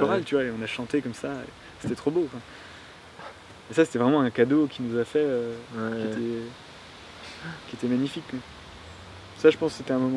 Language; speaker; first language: French; native; French